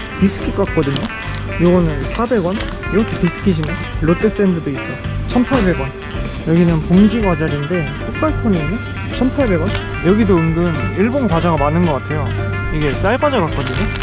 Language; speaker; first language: Korean; native; Korean